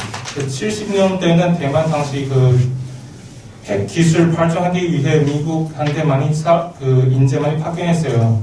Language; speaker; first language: Korean; non-native, learner; Chinese